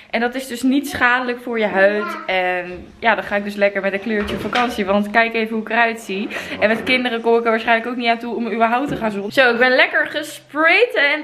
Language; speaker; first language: Dutch; native; Dutch